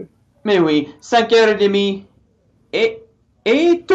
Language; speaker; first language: French; non-native, learner; English